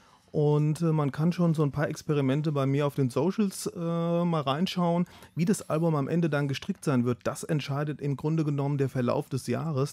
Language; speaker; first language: German; native; German